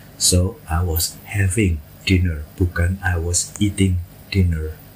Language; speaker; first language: English; non-native, fluent; Indonesian